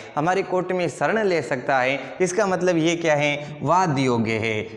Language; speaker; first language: Hindi; native; Hindi